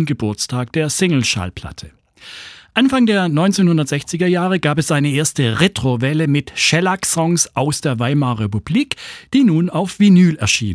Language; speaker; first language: German; native; German